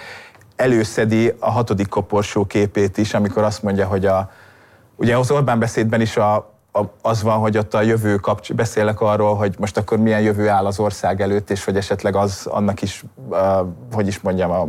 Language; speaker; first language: Hungarian; native; Hungarian